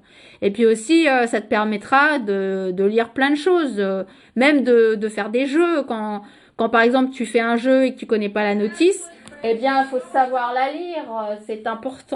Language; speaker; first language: French; native; French